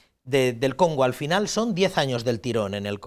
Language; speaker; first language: Spanish; native; Spanish